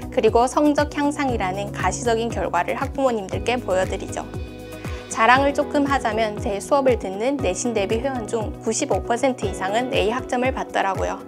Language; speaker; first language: Korean; non-native, fluent; Chinese